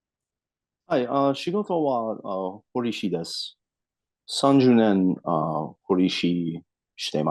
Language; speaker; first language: Japanese; non-native, learner; English